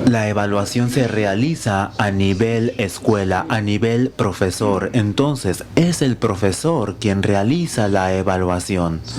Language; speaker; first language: Spanish; non-native, fluent; Finnish